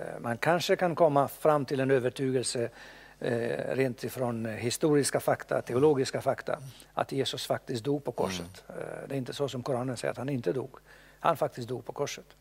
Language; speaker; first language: Swedish; non-native, fluent; Bosnian